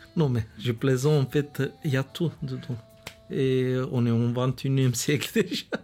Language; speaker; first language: French; non-native, fluent; Bulgarian